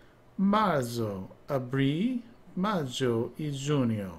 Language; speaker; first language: Spanish; non-native, learner; English